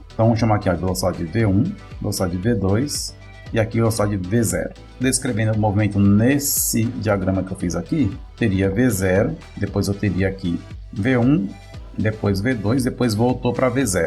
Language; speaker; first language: Portuguese; native; Portuguese